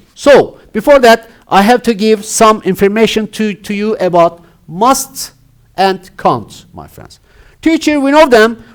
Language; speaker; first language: English; non-native, fluent; Turkish